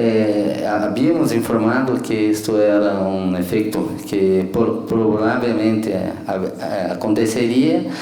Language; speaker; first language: Spanish; non-native, fluent; Portuguese